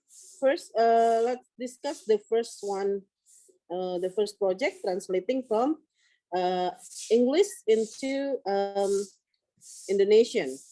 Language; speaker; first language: English; non-native, local second language; Indonesian